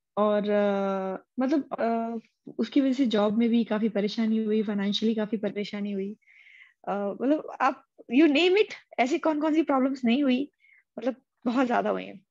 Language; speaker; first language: Hindi; native; Hindi